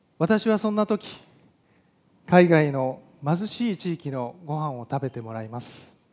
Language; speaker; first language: Japanese; native; Japanese